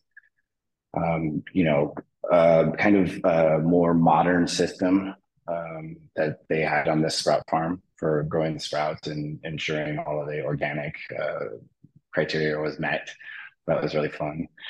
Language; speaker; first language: English; native; English